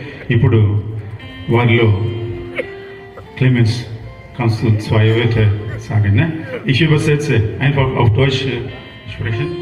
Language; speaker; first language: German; non-native, fluent; Telugu